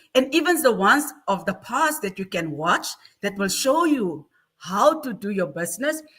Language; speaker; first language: English; non-native, local second language; Afrikaans